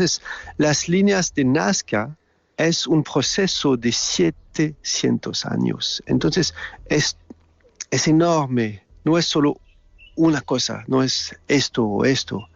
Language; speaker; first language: Spanish; non-native, fluent; French